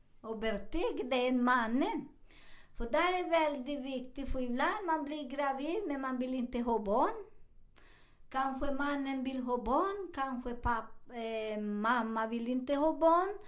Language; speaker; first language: Swedish; non-native, fluent; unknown